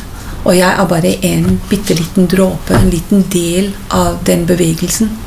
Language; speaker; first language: Norwegian; non-native, fluent; English